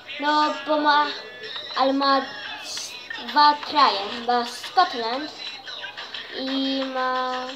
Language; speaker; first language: Polish; early bilingual, heritage; Polish